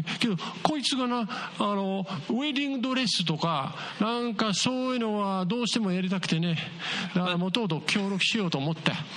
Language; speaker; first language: Japanese; early bilingual, other home language; English